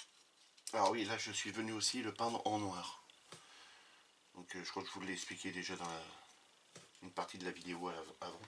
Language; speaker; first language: French; native; French